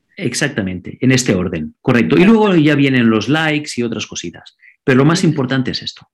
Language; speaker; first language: Spanish; non-native, local second language; Catalan